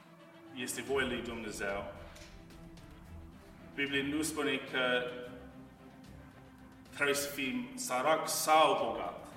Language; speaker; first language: Romanian; non-native, learner; English